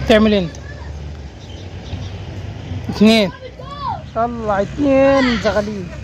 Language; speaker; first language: Arabic; native; Arabic